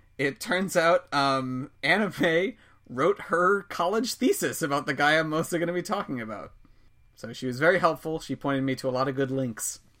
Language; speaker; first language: English; native; English